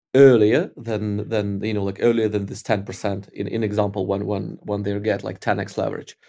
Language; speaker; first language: English; non-native, fluent; Ukrainian